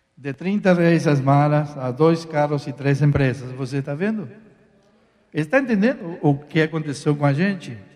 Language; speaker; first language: Portuguese; non-native, fluent; Spanish